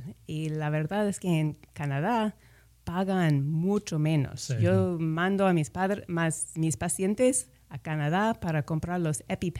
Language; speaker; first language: Spanish; non-native, fluent; English